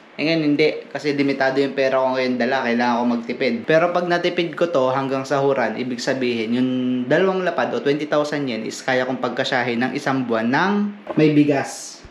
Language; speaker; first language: Filipino; native; Filipino